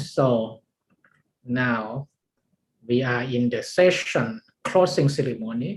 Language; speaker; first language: English; non-native, learner; Thai